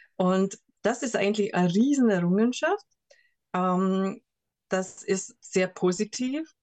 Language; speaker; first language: German; non-native, fluent; Hungarian